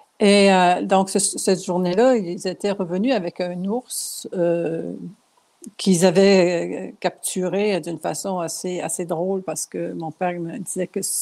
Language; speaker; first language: French; non-native, local second language; Cree